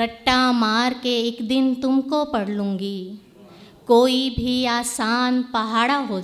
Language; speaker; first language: Hindi; native; Hindi